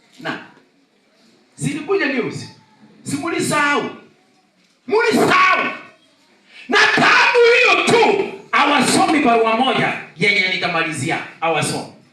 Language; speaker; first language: Swahili; non-native, local second language; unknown